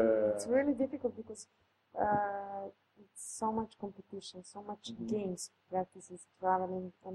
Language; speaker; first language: English; non-native, fluent; Serbian